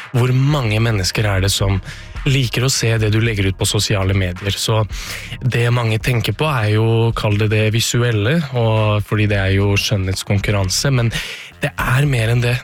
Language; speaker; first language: Norwegian; non-native, fluent; Serbian